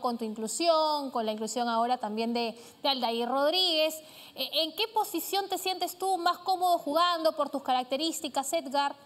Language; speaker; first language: Spanish; native; Spanish